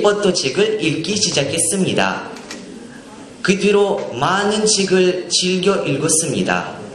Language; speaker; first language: Korean; non-native, learner; Russian